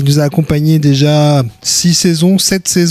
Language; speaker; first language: French; native; French